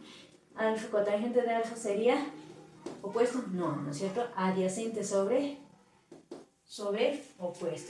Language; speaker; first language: Spanish; native; Spanish